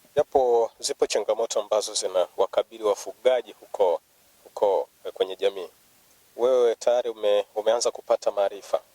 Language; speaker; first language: Swahili; native; Swahili